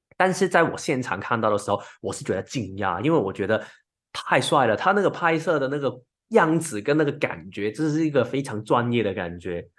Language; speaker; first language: Chinese; non-native, local second language; Cantonese